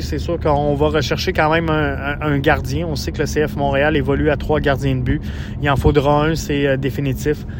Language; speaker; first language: French; native; French